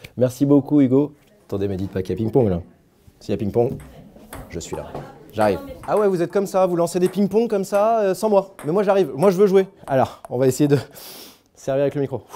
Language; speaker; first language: French; native; French